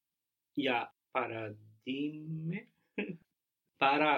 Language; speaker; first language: Greek; non-native, learner; English